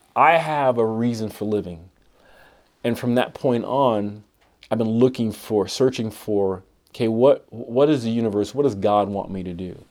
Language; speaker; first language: English; native; English